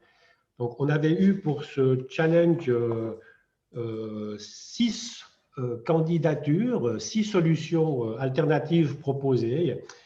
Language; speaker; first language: French; native; French